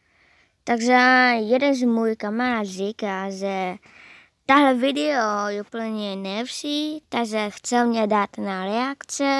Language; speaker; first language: Czech; non-native, learner; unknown